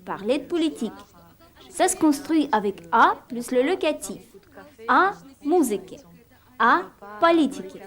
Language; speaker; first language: French; non-native, fluent; Russian